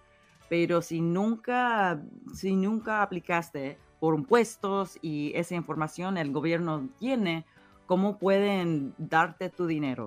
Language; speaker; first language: Spanish; early bilingual, heritage; English